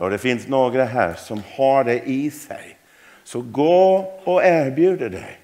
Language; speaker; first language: Swedish; non-native, fluent; English